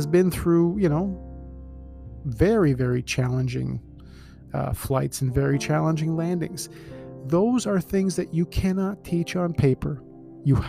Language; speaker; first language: English; native; English